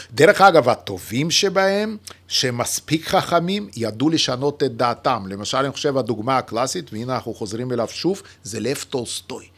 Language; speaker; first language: Hebrew; non-native, fluent; Yiddish